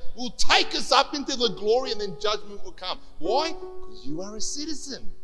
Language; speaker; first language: English; early bilingual, other home language; Greek